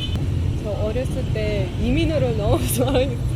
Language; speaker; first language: Korean; non-native, learner; Persian